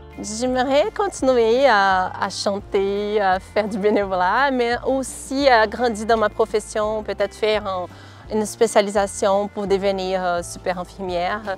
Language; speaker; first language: French; non-native, fluent; Portuguese